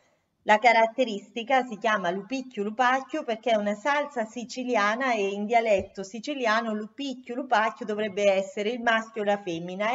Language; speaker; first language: Italian; native; Italian